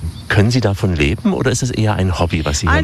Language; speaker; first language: German; native; German